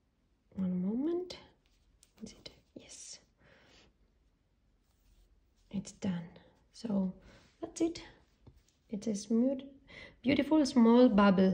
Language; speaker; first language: English; non-native, fluent; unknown